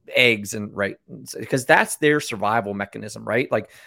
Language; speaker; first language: English; native; English